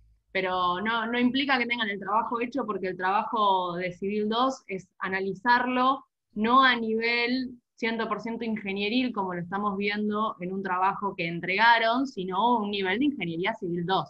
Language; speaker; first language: Spanish; native; Spanish